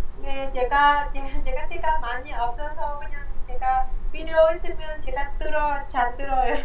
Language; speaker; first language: Korean; non-native, learner; Vietnamese